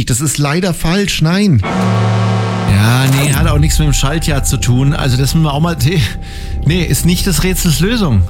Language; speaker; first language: German; native; German